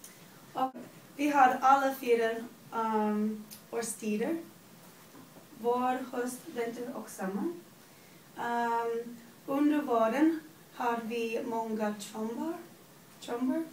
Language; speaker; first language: Swedish; non-native, learner; English